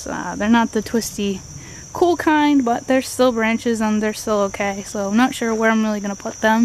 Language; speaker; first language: English; native; English